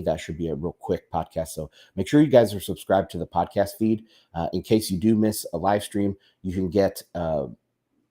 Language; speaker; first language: English; native; English